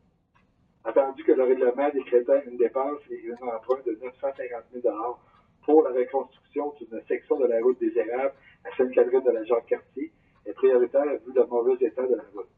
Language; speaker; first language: French; native; French